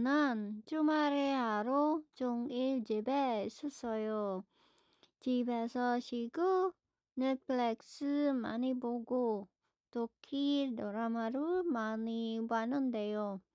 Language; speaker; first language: Korean; non-native, learner; Filipino